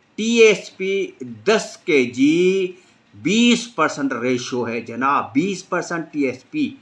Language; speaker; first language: Urdu; non-native, local second language; Sindhi